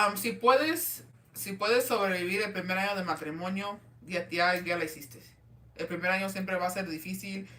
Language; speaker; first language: Spanish; early bilingual, heritage; Spanish